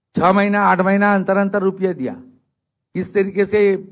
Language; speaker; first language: Hindi; non-native, local second language; Bangla